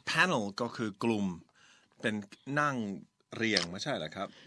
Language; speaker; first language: Thai; non-native, fluent; English